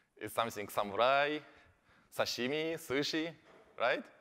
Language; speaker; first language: English; non-native, learner; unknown